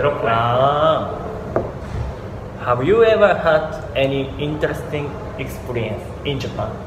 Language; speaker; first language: English; non-native, learner; Japanese